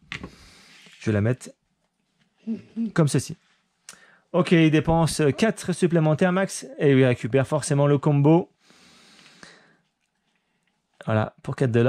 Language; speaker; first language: French; native; French